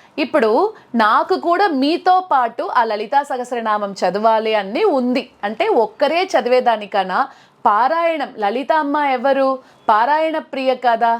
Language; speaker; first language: Telugu; non-native, local second language; Tamil